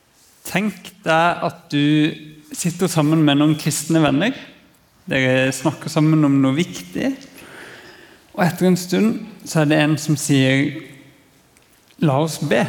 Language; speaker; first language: Norwegian; native; Norwegian